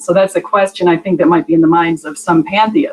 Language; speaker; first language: English; native; English